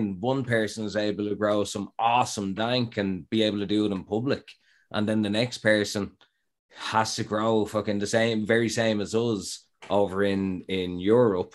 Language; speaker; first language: English; native; English